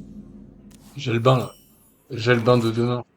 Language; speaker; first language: French; native; French